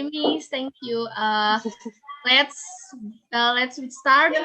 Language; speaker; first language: English; non-native, learner; Indonesian